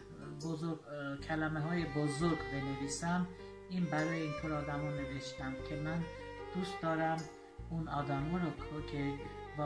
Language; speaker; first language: Persian; non-native, local second language; Armenian